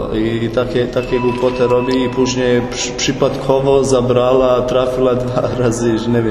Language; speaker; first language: Polish; non-native, fluent; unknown